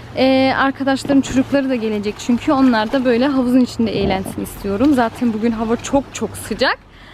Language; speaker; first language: Turkish; early bilingual, heritage; Turkish